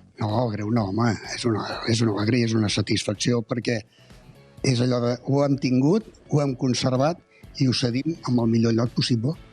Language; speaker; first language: Catalan; native; Catalan